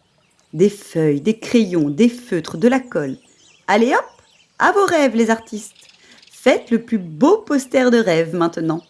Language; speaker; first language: French; native; French